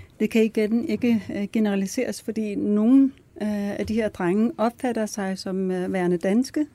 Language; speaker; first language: Danish; early bilingual, other home language; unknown